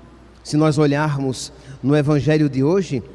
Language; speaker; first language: Portuguese; native; Portuguese